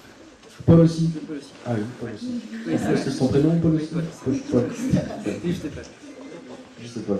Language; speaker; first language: French; native; French